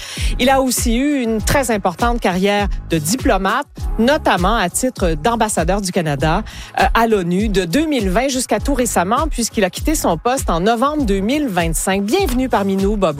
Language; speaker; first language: French; native; French